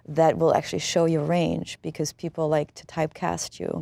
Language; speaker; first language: English; non-native, fluent; German